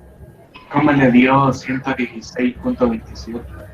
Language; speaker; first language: Spanish; native; Spanish